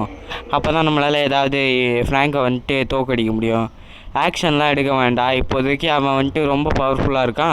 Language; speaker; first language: Tamil; native; Tamil